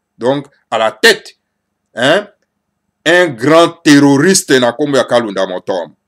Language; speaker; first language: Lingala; non-native, local second language; Kongo